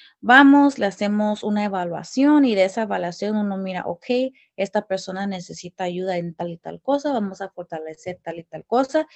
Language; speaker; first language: Spanish; early bilingual, heritage; Spanish